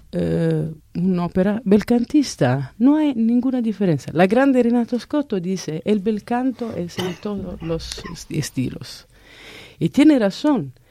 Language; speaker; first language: Spanish; non-native, fluent; Italian